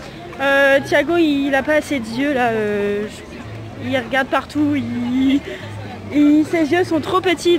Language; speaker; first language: French; native; French